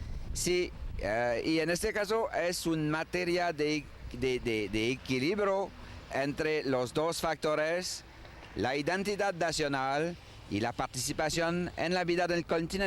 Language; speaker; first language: Spanish; non-native, learner; French